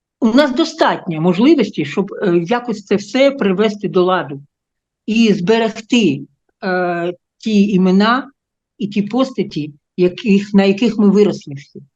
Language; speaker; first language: Ukrainian; non-native, local second language; Russian